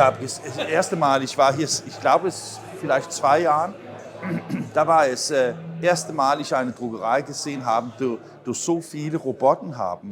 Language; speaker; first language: German; non-native, learner; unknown